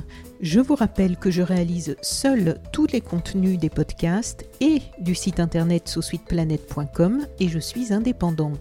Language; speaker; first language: French; native; French